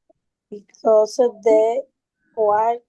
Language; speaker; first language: English; non-native, learner; Spanish